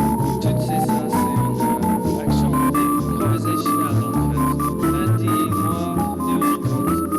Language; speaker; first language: French; non-native, learner; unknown